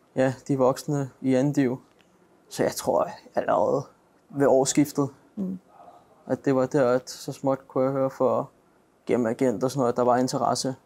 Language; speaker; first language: Danish; native; Danish